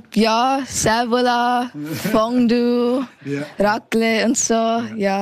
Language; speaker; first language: German; early bilingual, heritage; German